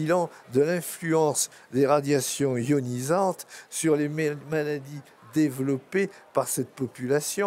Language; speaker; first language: French; native; French